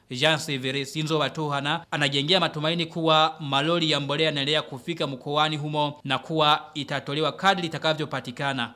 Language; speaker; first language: Swahili; non-native, local second language; Rundi